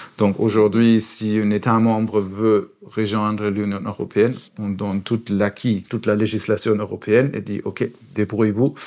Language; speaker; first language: French; non-native, fluent; German